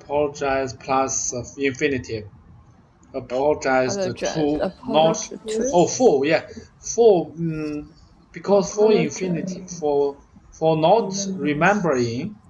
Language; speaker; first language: English; non-native, learner; Vietnamese